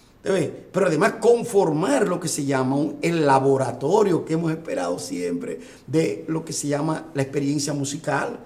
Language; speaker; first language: Spanish; native; Spanish